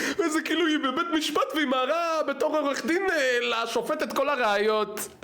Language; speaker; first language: Hebrew; early bilingual, other home language; Russian